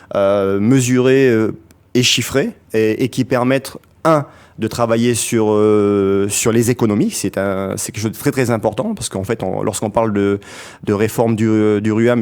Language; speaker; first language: French; native; French